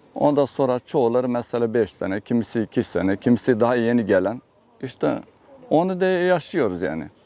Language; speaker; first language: Turkish; non-native, local second language; Kurdish